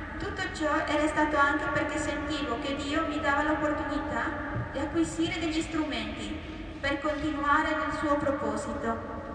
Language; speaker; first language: Italian; non-native, fluent; Spanish